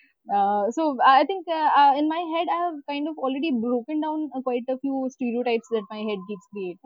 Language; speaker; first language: English; non-native, local second language; Hindi